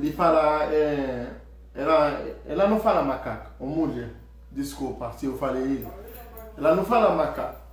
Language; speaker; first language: Portuguese; non-native, learner; Haitian Creole